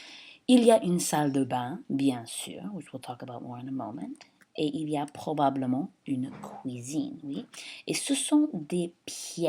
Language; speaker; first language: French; non-native, fluent; English